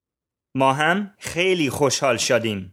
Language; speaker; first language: Persian; non-native, learner; English